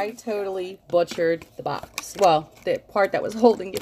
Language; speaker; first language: English; native; English